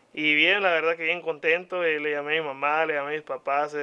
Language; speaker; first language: Spanish; native; Spanish